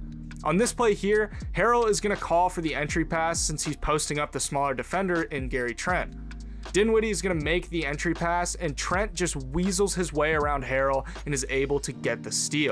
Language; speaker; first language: English; native; English